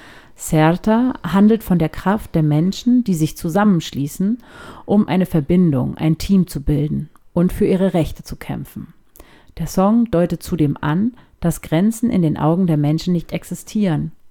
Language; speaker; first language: German; native; German